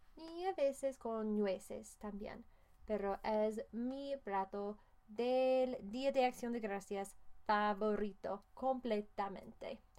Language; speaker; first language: Spanish; non-native, fluent; English